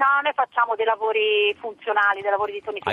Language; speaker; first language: Italian; native; Italian